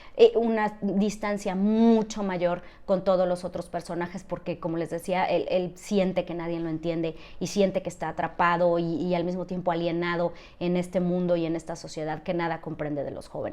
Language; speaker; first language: Spanish; native; Spanish